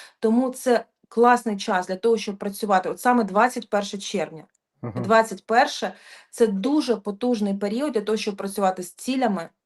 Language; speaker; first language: Ukrainian; non-native, local second language; Russian